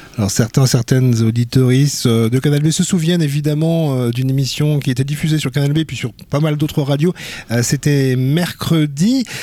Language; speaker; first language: French; native; French